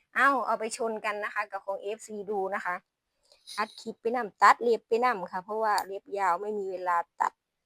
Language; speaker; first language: Thai; non-native, local second language; Lao